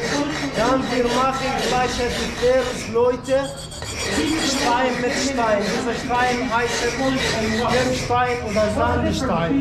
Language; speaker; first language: German; non-native, learner; Arabic